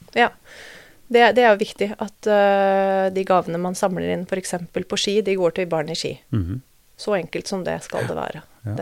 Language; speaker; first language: Norwegian; native; Norwegian